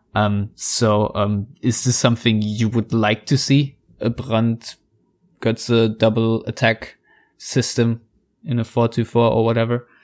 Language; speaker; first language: English; non-native, fluent; German